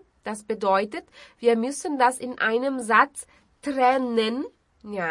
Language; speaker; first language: German; non-native, fluent; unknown